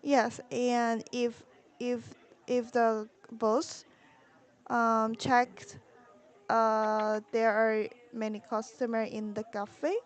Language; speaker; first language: English; non-native, learner; Korean